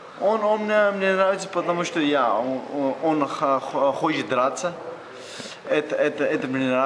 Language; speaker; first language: Russian; non-native, learner; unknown